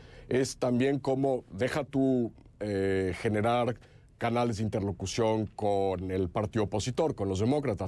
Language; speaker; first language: Spanish; native; Spanish